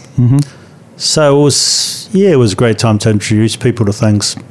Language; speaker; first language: English; native; English